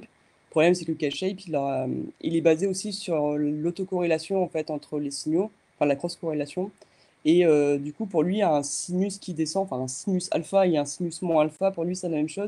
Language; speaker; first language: French; native; French